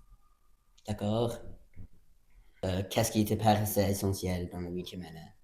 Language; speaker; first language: French; non-native, local second language; English